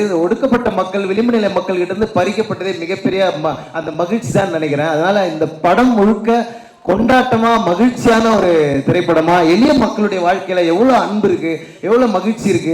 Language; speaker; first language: Tamil; native; Tamil